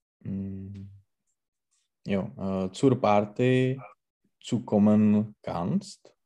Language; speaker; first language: German; non-native, learner; Czech